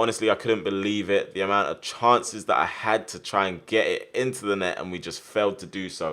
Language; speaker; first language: English; native; English